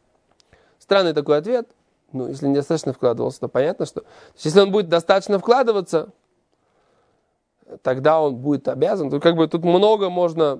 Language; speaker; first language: Russian; native; Russian